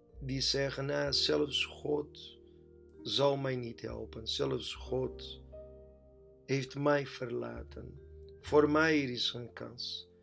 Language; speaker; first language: Dutch; non-native, fluent; Portuguese